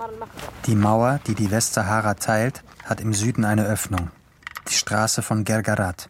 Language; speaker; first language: German; native; German